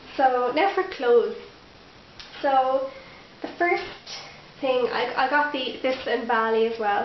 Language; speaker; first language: English; native; English